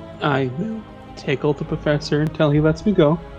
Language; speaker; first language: English; native; English